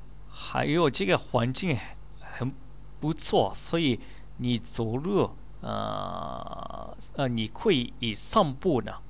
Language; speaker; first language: Chinese; non-native, learner; Japanese